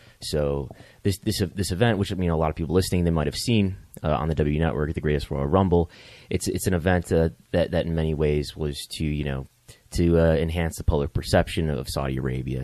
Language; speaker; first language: English; native; English